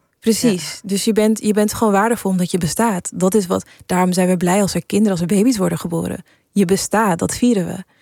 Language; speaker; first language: Dutch; early bilingual, other home language; English